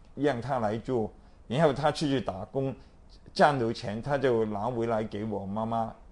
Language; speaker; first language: Chinese; non-native, local second language; Cantonese